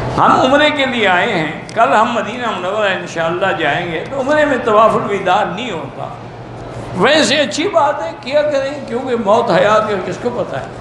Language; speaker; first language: Urdu; native; Urdu